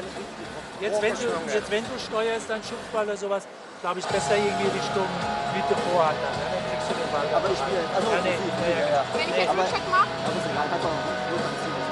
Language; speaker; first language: German; native; German